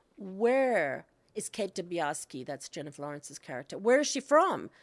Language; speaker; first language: English; native; English